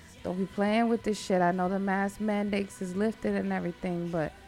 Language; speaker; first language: English; early bilingual, other home language; Spanish